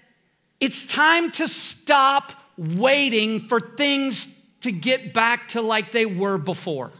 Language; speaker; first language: English; native; English